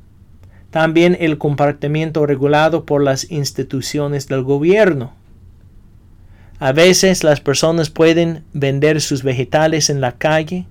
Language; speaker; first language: Spanish; non-native, fluent; English